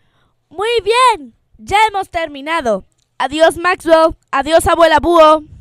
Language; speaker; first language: Spanish; non-native, fluent; English